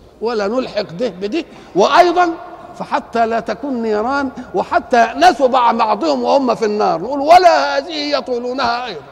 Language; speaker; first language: Arabic; native; Arabic